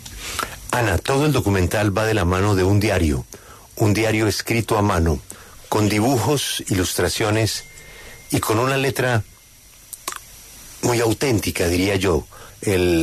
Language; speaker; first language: Spanish; native; Spanish